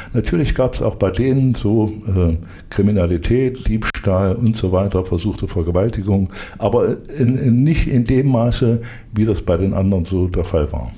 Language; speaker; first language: German; native; German